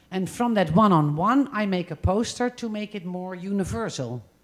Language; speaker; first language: English; non-native, fluent; Dutch